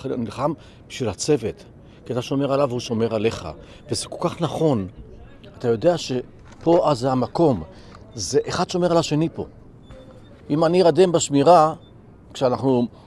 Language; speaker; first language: Hebrew; native; Hebrew